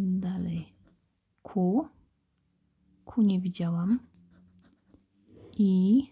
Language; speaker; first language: Polish; native; Polish